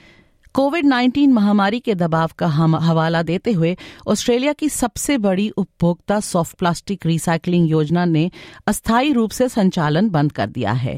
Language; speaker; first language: Hindi; native; Hindi